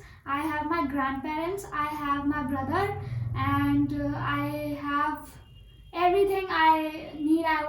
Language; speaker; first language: English; non-native, learner; Hindi